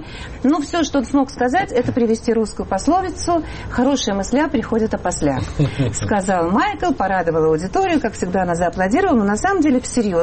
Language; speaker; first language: Russian; native; Russian